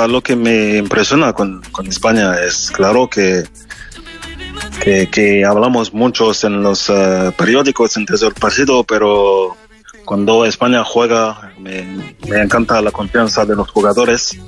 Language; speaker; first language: Spanish; non-native, fluent; French